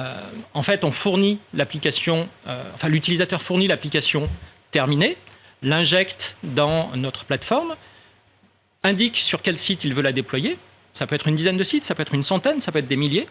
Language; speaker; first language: French; native; French